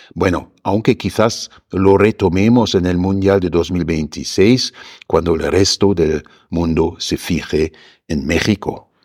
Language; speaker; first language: Spanish; non-native, fluent; German